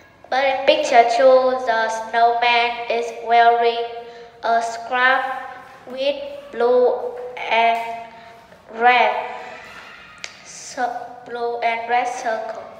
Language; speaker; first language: English; non-native, learner; Vietnamese